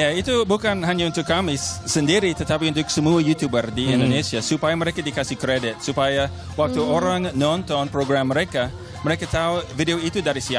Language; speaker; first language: Indonesian; non-native, fluent; English